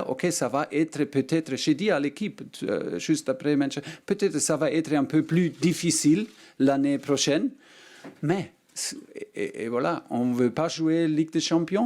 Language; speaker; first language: French; non-native, learner; German